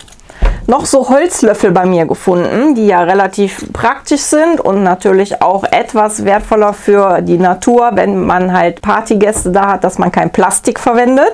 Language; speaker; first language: German; native; German